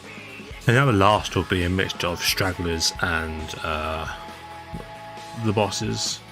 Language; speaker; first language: English; native; English